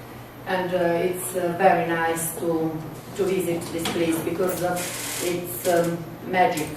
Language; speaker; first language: English; non-native, fluent; Italian